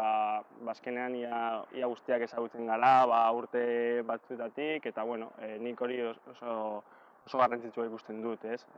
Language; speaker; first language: Basque; non-native, local second language; Spanish